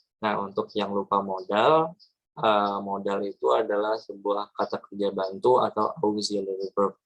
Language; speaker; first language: Indonesian; native; Indonesian